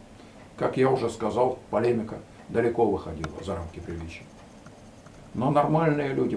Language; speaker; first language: Russian; native; Russian